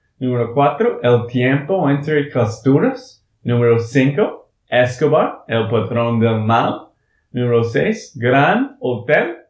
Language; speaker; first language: Spanish; non-native, learner; English